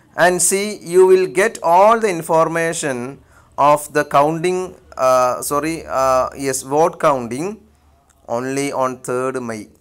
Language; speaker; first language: English; non-native, local second language; Malayalam